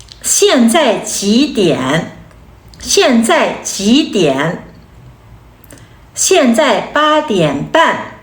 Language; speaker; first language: Chinese; non-native, fluent; Kazakh